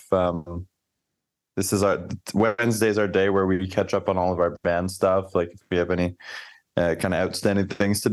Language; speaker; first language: English; native; English